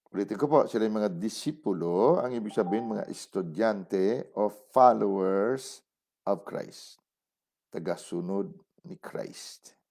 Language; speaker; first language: Filipino; non-native, local second language; Cebuano